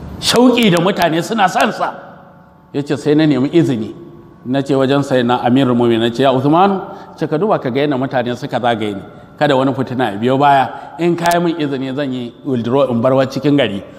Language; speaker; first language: Hausa; non-native, local second language; Kanuri